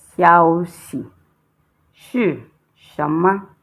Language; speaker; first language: Chinese; non-native, fluent; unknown